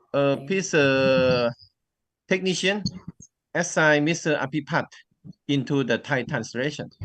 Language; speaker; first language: English; non-native, learner; Thai